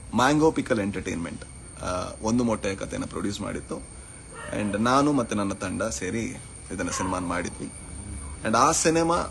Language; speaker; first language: Kannada; non-native, local second language; Tulu